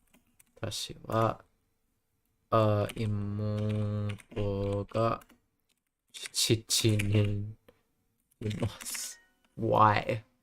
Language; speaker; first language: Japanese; non-native, learner; English